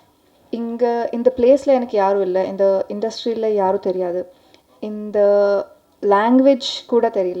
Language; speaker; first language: Tamil; non-native, learner; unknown